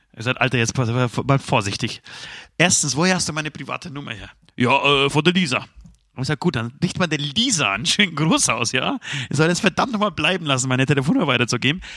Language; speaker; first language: German; early bilingual, other home language; Polish